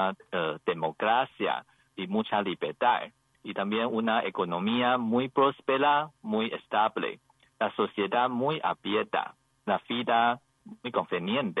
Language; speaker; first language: Spanish; non-native, learner; Chinese